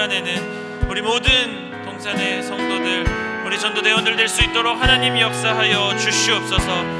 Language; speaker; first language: Korean; native; Korean